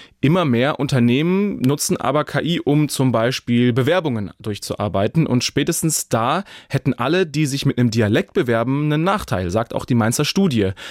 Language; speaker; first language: German; native; German